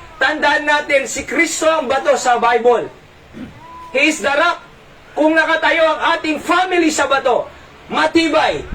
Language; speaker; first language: Filipino; non-native, local second language; Iloko